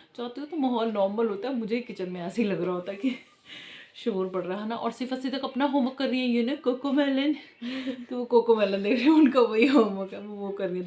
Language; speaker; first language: Hindi; non-native, local second language; Punjabi